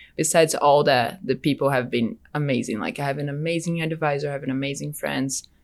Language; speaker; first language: English; non-native, fluent; Portuguese